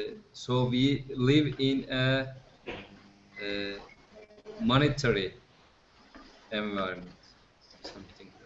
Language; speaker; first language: English; non-native, fluent; Turkish